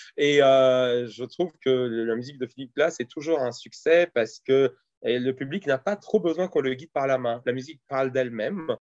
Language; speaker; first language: French; early bilingual, other home language; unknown